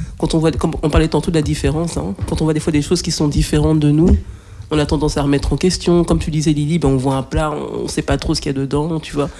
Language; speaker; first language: French; native; French